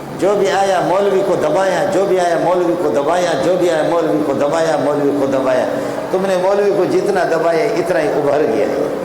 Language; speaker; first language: Urdu; non-native, local second language; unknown